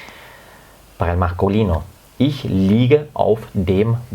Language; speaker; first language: German; non-native, fluent; Spanish